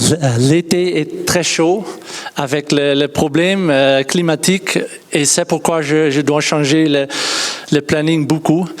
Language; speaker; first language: French; non-native, learner; Dutch